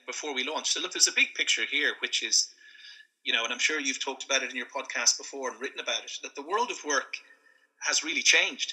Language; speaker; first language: English; native; English